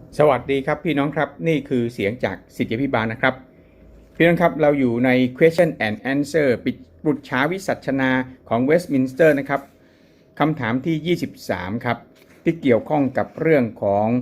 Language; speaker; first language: Thai; native; Thai